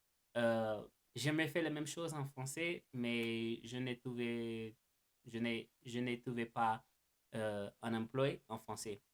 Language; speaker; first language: French; non-native, learner; English